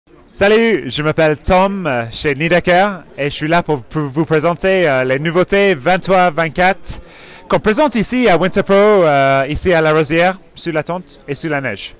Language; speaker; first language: French; non-native, fluent; English